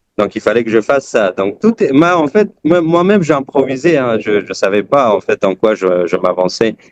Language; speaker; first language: French; early bilingual, other home language; Persian